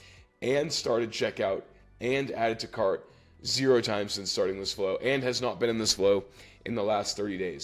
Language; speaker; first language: English; native; English